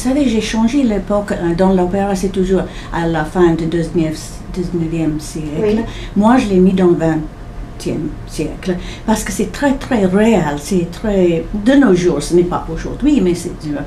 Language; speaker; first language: French; non-native, fluent; English